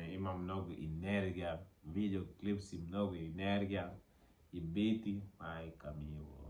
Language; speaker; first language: Bulgarian; non-native, learner; Portuguese